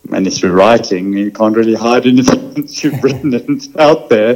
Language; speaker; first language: English; native; English